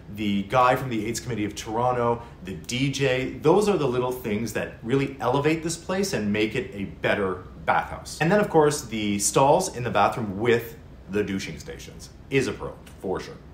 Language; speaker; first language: English; native; English